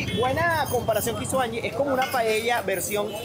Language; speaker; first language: Spanish; native; Spanish